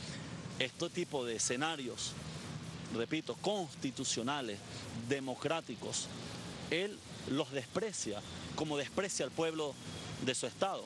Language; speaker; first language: Spanish; native; Spanish